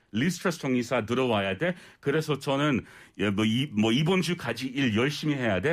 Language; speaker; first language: Korean; non-native, learner; English